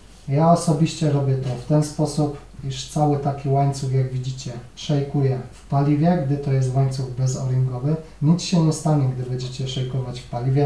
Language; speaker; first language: Polish; native; Polish